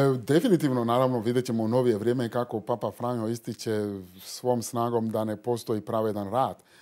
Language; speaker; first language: Croatian; non-native, fluent; Fon